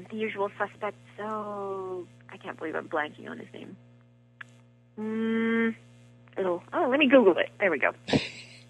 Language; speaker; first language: English; native; English